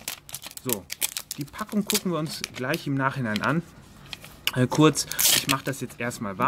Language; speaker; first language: German; native; German